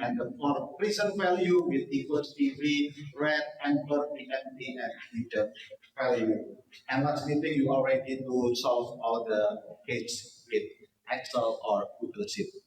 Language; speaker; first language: English; non-native, learner; Indonesian